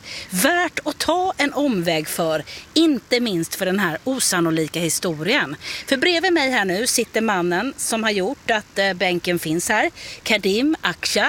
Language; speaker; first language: Swedish; native; Swedish